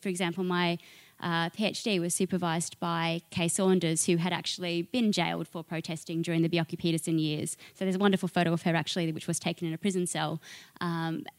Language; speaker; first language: English; native; English